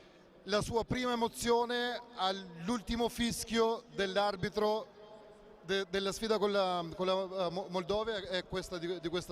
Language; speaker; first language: Italian; non-native, fluent; Albanian